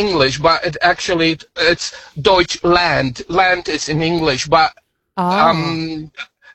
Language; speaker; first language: English; non-native, fluent; Assyrian Neo-Aramaic